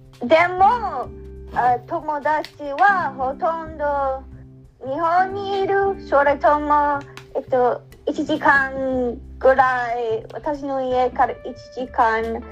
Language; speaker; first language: Japanese; non-native, learner; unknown